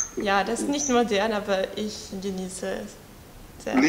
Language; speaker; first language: German; non-native, learner; Russian